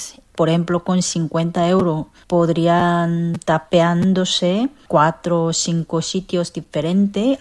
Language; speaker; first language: Spanish; non-native, learner; Korean